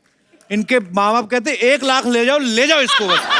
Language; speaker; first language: Hindi; native; Hindi